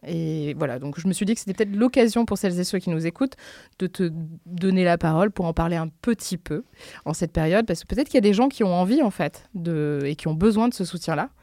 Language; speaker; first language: French; native; French